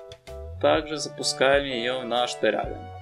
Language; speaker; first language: Russian; native; Russian